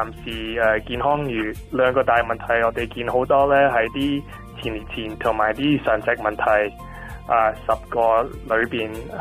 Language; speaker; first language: Cantonese; non-native, fluent; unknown